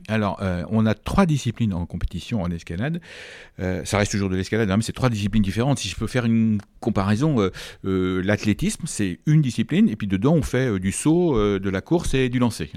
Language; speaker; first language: French; native; French